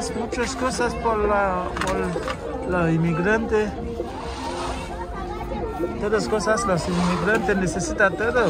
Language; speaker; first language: Spanish; non-native, learner; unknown